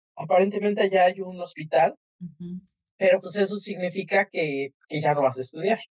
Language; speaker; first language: Spanish; native; Spanish